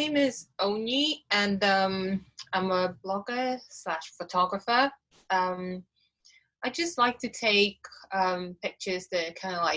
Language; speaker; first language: English; non-native, local second language; Igbo